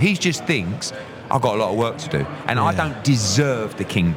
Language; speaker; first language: English; native; English